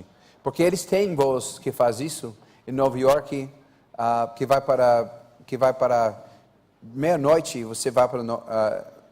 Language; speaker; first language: Portuguese; non-native, fluent; English